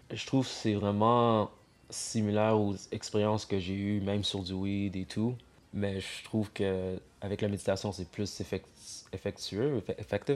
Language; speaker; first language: French; early bilingual, heritage; French